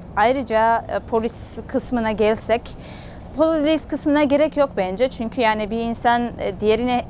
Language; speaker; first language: Turkish; non-native, fluent; Georgian